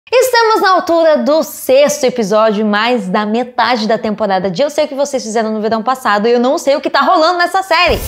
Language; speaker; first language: Portuguese; native; Portuguese